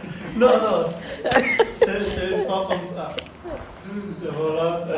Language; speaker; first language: French; non-native, learner; Khmer